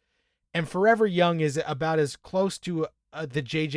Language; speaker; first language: English; native; English